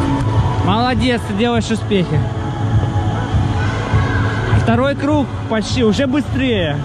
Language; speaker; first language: Russian; native; Russian